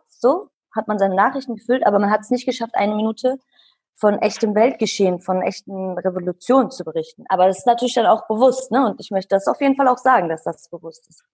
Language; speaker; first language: German; early bilingual, other home language; Kurdish